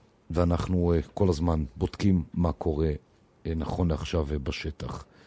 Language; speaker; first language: Hebrew; native; Hebrew